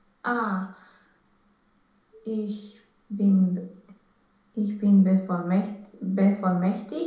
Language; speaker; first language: German; non-native, learner; Romanian